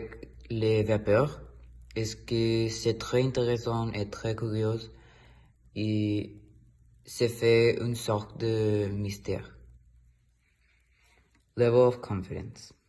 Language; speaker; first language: French; non-native, learner; Spanish